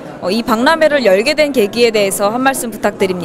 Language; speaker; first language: Korean; native; Korean